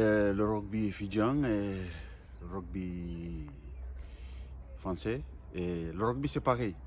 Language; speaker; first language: French; non-native, learner; Fijian